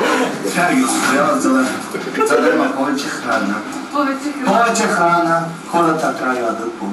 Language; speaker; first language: Bulgarian; non-native, learner; English